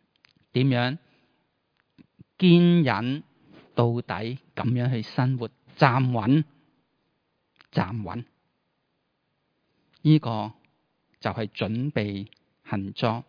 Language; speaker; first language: Chinese; native; Chinese